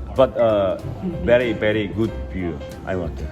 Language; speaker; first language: English; non-native, learner; Korean